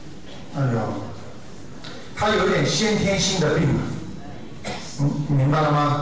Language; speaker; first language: Chinese; native; Chinese